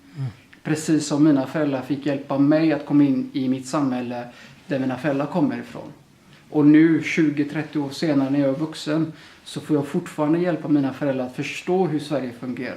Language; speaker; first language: Swedish; early bilingual, other home language; Somali